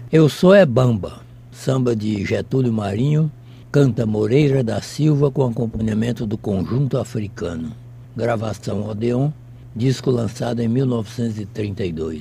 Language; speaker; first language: Portuguese; native; Portuguese